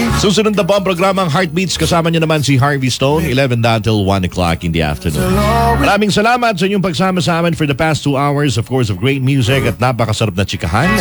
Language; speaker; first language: Filipino; non-native, local second language; Cebuano